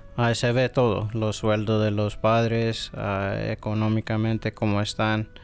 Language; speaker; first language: Spanish; early bilingual, heritage; Spanish